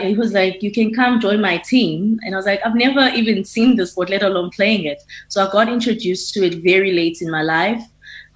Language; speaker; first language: English; non-native, local second language; Xhosa